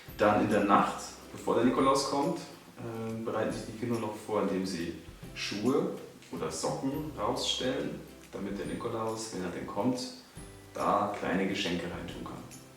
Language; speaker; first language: German; native; German